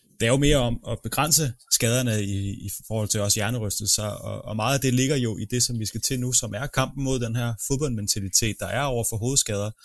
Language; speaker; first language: Danish; native; Danish